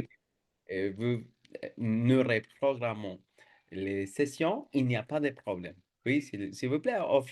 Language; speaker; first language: French; non-native, fluent; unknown